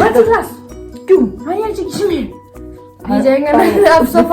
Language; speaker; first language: Hindi; non-native, local second language; Tibetan